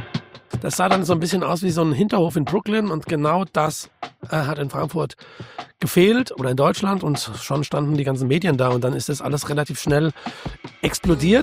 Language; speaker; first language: German; native; German